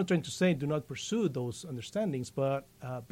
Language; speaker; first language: English; non-native, fluent; Spanish